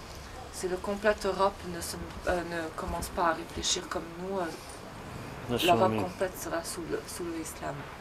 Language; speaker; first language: French; non-native, fluent; Bosnian